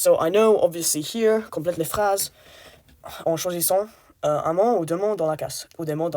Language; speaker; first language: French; non-native, learner; English